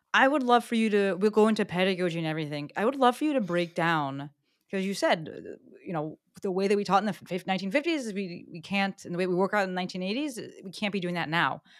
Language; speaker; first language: English; native; English